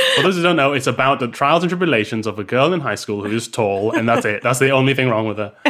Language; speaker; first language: English; native; English